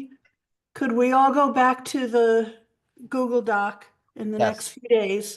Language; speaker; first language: English; native; English